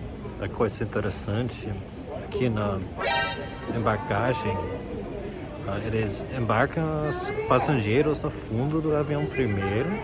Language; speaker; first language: Portuguese; non-native, fluent; English